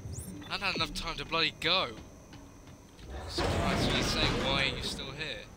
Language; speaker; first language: English; native; English